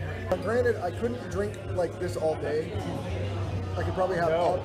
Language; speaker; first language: English; native; English